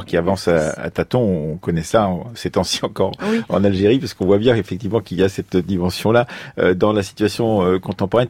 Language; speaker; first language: French; native; French